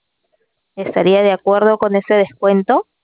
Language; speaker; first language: Spanish; native; Spanish